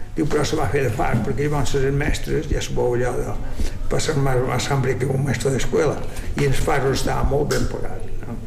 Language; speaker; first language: Catalan; native; Catalan